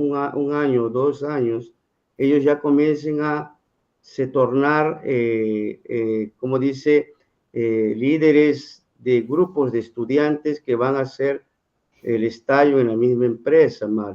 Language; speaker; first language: Spanish; non-native, fluent; Portuguese